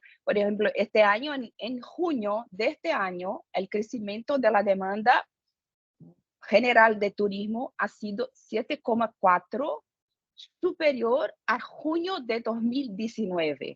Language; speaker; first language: Spanish; non-native, fluent; Portuguese